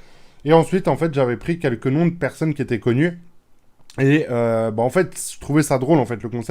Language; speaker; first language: French; native; French